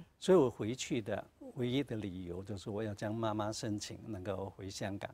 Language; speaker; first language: Chinese; non-native, local second language; Cantonese